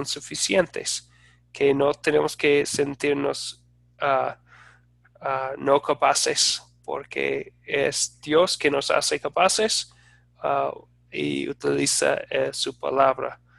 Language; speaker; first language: Spanish; non-native, fluent; English